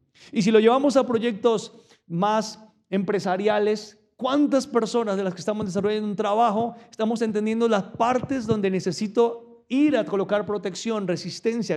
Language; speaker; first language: Spanish; native; Spanish